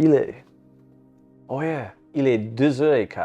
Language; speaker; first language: French; non-native, learner; English